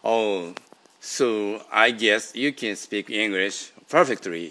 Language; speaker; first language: English; non-native, learner; Japanese